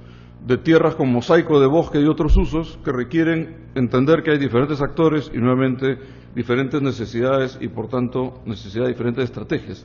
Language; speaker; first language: Spanish; native; Spanish